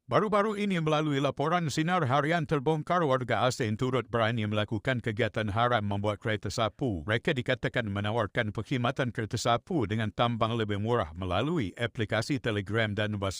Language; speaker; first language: Malay; native; Malay